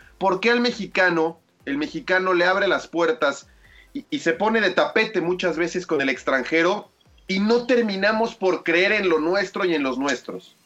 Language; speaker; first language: Spanish; native; Spanish